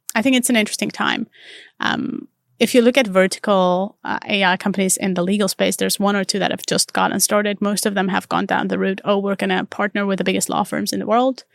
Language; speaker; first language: English; non-native, fluent; Armenian